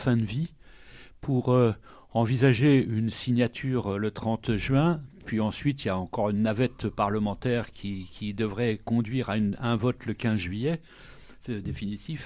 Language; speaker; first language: French; native; French